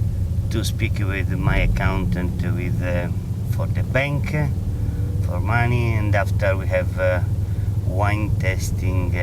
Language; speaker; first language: English; non-native, fluent; Italian